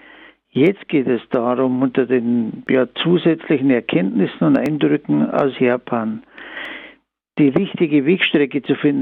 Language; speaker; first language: German; native; German